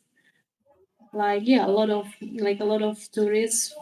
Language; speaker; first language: English; non-native, learner; Indonesian